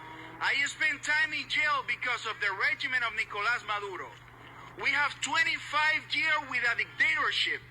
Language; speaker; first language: English; non-native, fluent; Spanish